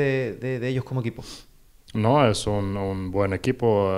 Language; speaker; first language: Spanish; non-native, learner; Norwegian